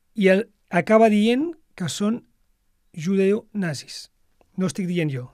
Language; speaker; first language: Catalan; non-native, fluent; Arabic